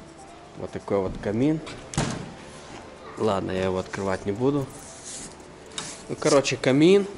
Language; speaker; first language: Russian; native; Russian